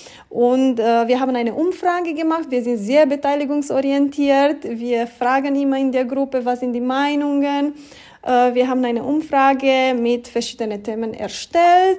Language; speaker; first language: German; non-native, fluent; Romanian